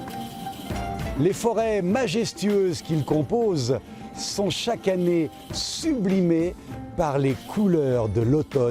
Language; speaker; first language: French; native; French